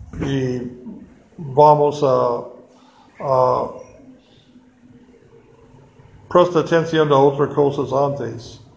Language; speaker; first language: Spanish; non-native, fluent; English